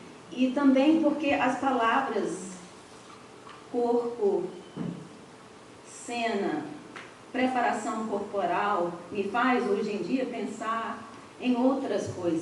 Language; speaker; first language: Portuguese; non-native, fluent; English